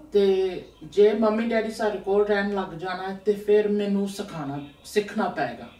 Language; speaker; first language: Punjabi; non-native, learner; Samoan